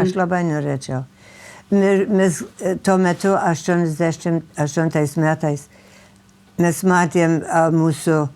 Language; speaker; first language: Lithuanian; early bilingual, heritage; Lithuanian